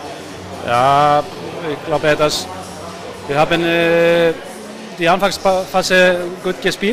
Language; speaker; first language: German; non-native, learner; Icelandic